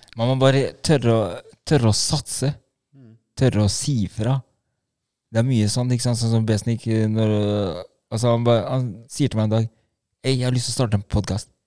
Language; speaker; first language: Norwegian; early bilingual, other home language; Albanian